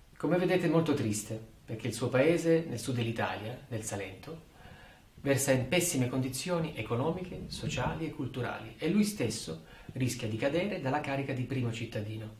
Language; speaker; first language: Italian; native; Italian